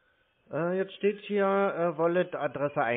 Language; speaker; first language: German; native; German